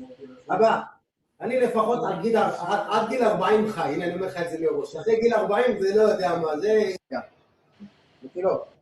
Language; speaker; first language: Hebrew; native; Hebrew